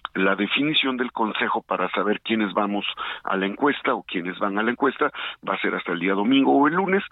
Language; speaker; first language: Spanish; native; Spanish